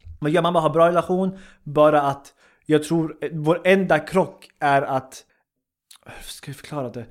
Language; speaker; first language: Swedish; early bilingual, other home language; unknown